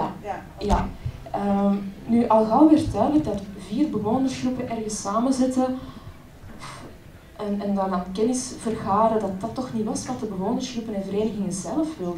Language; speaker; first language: Dutch; native; Dutch